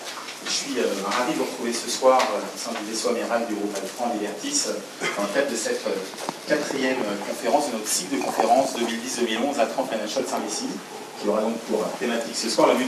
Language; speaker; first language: French; native; French